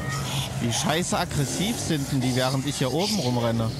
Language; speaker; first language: German; native; German